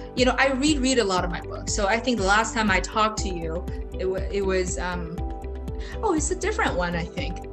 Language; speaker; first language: English; non-native, fluent; Chinese